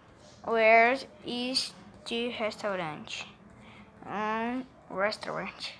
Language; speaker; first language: English; non-native, learner; Portuguese